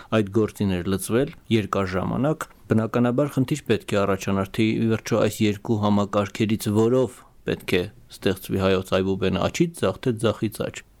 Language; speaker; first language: Armenian; native; Armenian